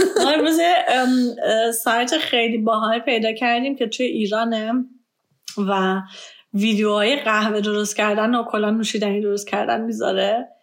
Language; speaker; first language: Persian; early bilingual, heritage; Persian